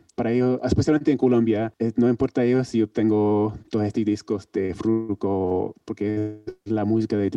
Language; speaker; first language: Spanish; non-native, learner; English